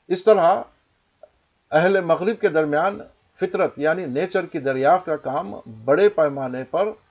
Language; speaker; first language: Urdu; native; Urdu